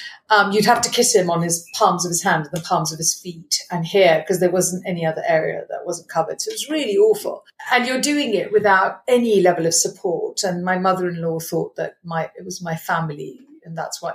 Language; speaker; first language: English; non-native, local second language; Punjabi